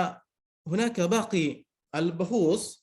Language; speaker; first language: Arabic; non-native, fluent; Indonesian